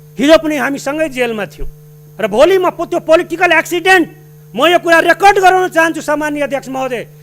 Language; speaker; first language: Nepali; non-native, local second language; Maithili